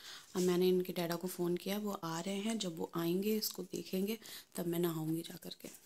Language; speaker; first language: Hindi; native; Hindi